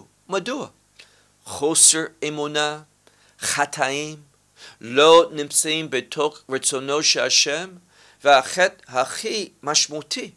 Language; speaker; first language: Hebrew; non-native, fluent; English